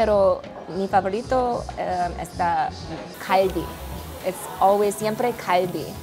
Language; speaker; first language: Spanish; non-native, learner; Korean